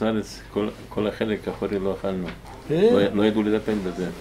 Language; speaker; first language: Hebrew; non-native, fluent; Russian